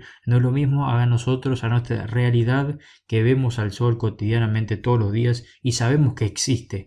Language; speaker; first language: Spanish; native; Spanish